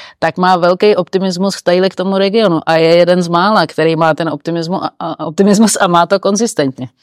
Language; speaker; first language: Czech; native; Czech